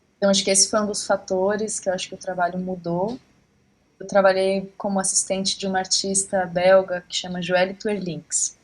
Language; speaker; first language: Portuguese; native; Portuguese